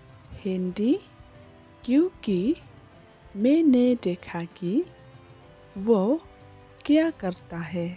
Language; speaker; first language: Hindi; non-native, local second language; Khasi